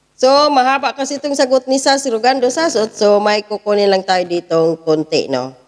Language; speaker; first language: Filipino; native; Filipino